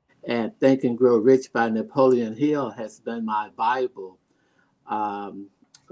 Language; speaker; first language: English; native; English